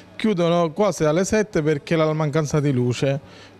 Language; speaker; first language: Italian; native; Italian